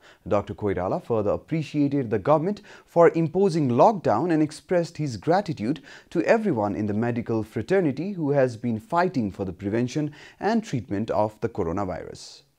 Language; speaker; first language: English; non-native, fluent; Nepali